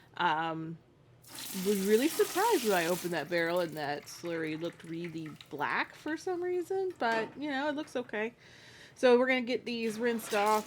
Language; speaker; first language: English; native; English